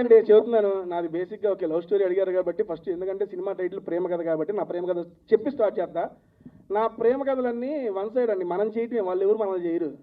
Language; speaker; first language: Telugu; native; Telugu